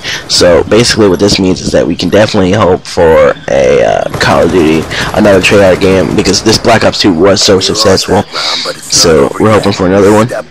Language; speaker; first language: English; native; English